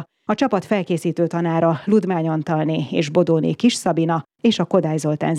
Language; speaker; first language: Hungarian; native; Hungarian